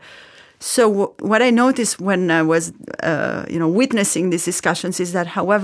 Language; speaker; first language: English; non-native, fluent; Italian